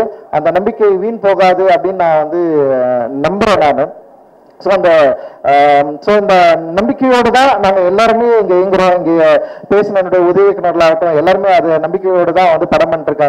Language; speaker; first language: Tamil; native; Tamil